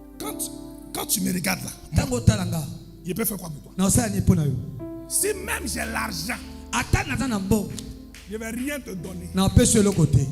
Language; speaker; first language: French; native; French